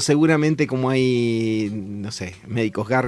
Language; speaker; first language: Spanish; native; Spanish